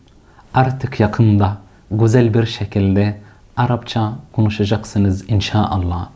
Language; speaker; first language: Turkish; non-native, fluent; Arabic